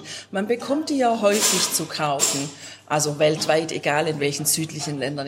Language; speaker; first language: German; native; German